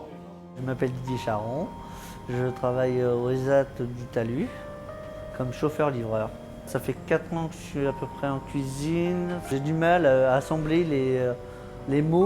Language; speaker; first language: French; native; French